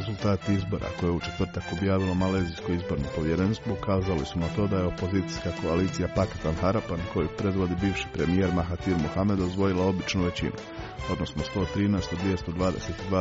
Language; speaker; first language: Croatian; native; Croatian